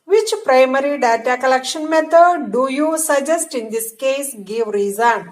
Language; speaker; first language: English; non-native, local second language; Malayalam